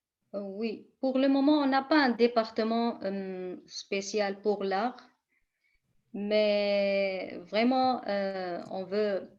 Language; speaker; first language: French; non-native, fluent; Kurdish